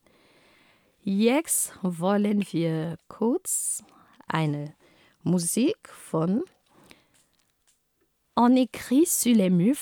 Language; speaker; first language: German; non-native, fluent; Ghomala